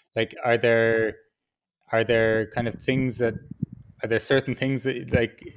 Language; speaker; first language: English; native; English